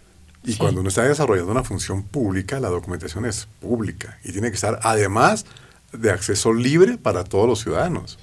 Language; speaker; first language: Spanish; native; Spanish